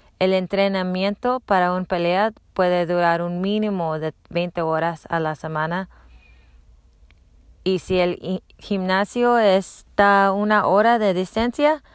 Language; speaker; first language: Spanish; non-native, learner; English